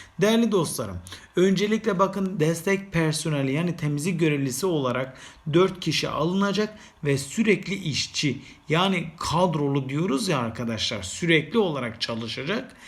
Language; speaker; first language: Turkish; native; Turkish